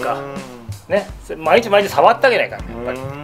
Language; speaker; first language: Japanese; native; Japanese